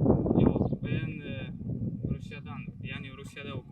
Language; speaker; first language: Turkish; non-native, learner; Armenian